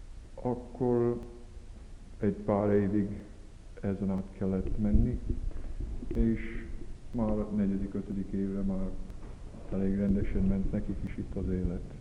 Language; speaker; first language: Hungarian; early bilingual, heritage; Hungarian